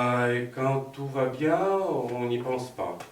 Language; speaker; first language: French; non-native, fluent; Russian